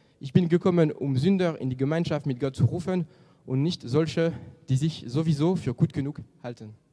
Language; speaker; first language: German; non-native, fluent; French